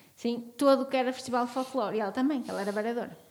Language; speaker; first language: Portuguese; native; Portuguese